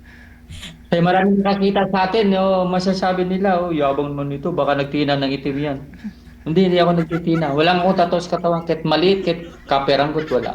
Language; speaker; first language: Filipino; non-native, local second language; Cebuano